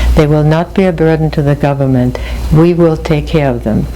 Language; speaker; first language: English; early bilingual, other home language; German